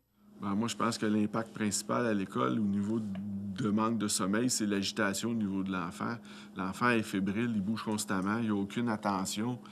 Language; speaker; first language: French; native; French